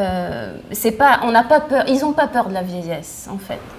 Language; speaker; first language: French; non-native, local second language; Arabic